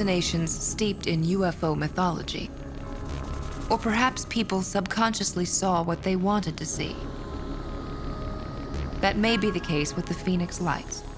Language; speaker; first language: English; native; English